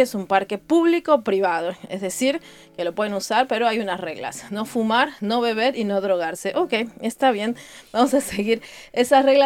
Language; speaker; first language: Spanish; native; Spanish